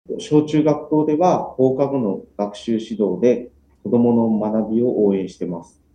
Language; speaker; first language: Japanese; native; Japanese